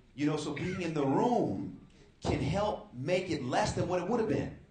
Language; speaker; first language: English; native; English